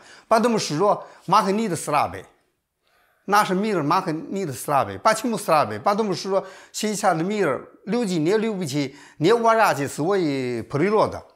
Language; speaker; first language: Russian; non-native, learner; Chinese